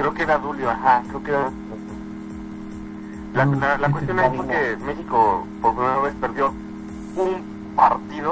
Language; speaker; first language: Spanish; native; Spanish